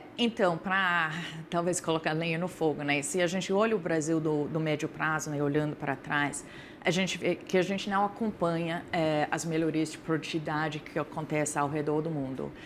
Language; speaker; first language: Portuguese; non-native, fluent; English